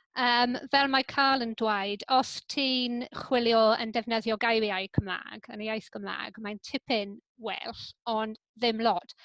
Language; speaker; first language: Welsh; non-native, local second language; English